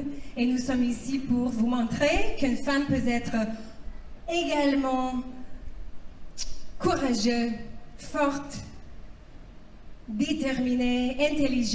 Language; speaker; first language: French; non-native, learner; English